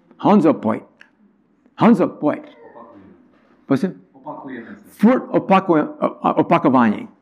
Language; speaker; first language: Czech; non-native, learner; English